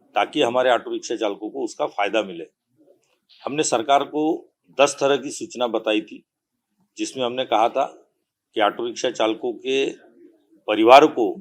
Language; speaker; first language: Hindi; non-native, local second language; Marathi